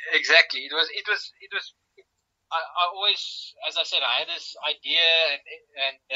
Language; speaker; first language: English; non-native, local second language; Afrikaans